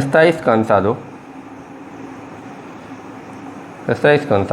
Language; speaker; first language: Spanish; non-native, learner; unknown